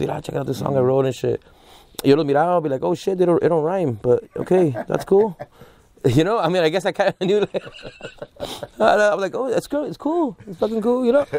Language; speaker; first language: English; early bilingual, other home language; Spanish